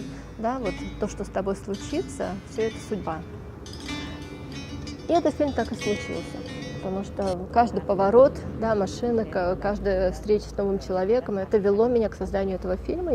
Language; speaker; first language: Russian; non-native, local second language; Tajik